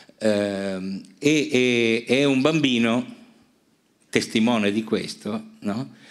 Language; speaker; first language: Italian; native; Italian